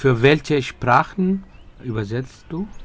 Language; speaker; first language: German; non-native, fluent; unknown